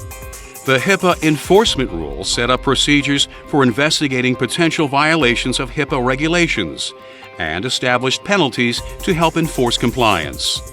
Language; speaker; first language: English; native; English